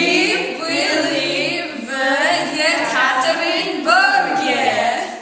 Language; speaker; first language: Russian; non-native, learner; English